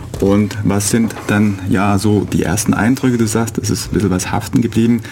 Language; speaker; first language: German; native; German